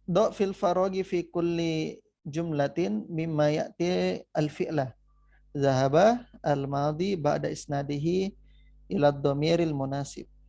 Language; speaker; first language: Arabic; non-native, fluent; Indonesian